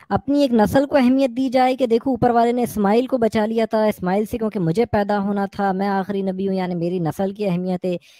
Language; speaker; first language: Hindi; native; Hindi